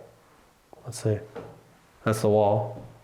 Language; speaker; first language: English; native; English